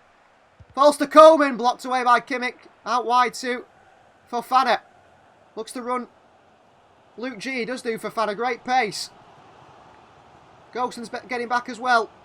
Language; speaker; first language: English; native; English